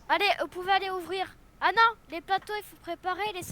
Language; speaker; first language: French; native; French